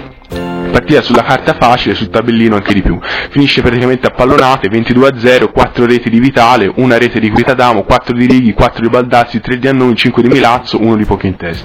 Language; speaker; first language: Italian; native; Italian